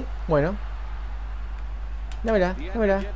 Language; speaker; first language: Spanish; native; Spanish